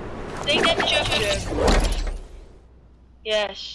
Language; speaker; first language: English; non-native, learner; Dutch